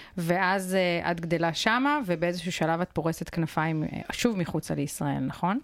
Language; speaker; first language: Hebrew; native; Hebrew